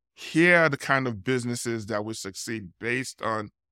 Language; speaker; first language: English; non-native, local second language; Yoruba